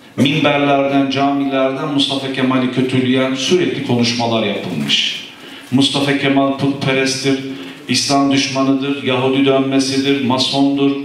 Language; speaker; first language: Turkish; native; Turkish